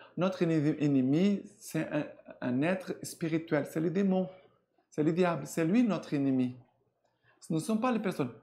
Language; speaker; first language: French; non-native, fluent; Portuguese